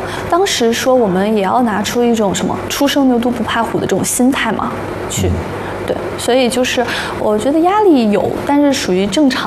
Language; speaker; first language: Chinese; native; Chinese